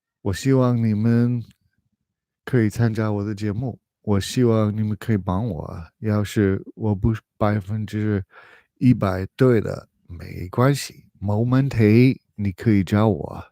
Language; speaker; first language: Chinese; non-native, fluent; English